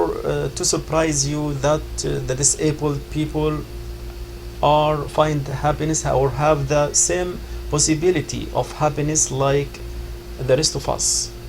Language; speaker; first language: English; non-native, fluent; Arabic